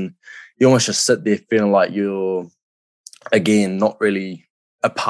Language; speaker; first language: English; native; English